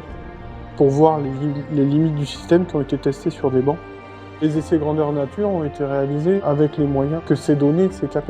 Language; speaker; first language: French; native; French